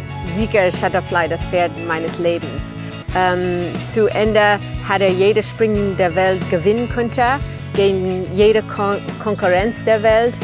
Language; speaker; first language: German; non-native, fluent; English